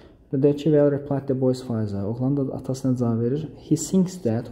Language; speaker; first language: English; non-native, fluent; Azerbaijani